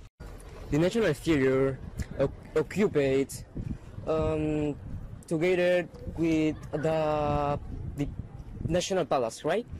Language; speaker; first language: English; non-native, learner; Spanish